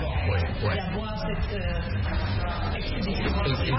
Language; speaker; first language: French; non-native, fluent; English